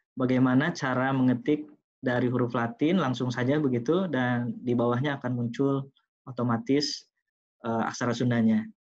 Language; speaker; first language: Indonesian; non-native, local second language; Sundanese